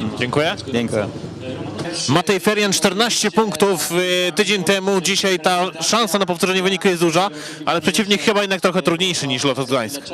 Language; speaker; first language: Polish; native; Polish